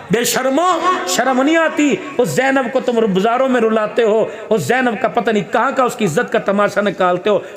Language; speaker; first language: Urdu; non-native, local second language; Punjabi